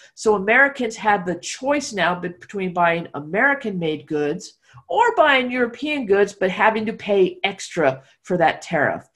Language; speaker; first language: English; native; English